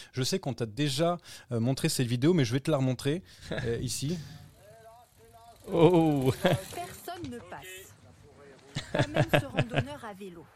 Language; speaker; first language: French; native; French